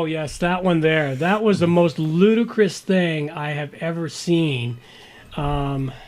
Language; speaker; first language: English; native; English